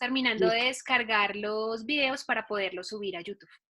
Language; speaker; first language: Spanish; native; Spanish